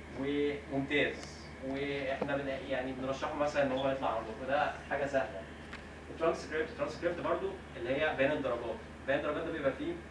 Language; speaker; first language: Arabic; native; Arabic